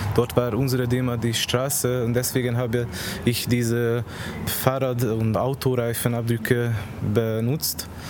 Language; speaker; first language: German; non-native, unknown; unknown